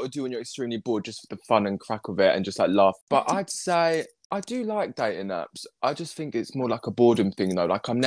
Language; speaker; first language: English; native; English